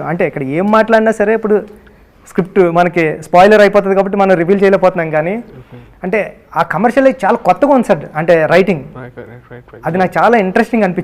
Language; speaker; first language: Telugu; native; Telugu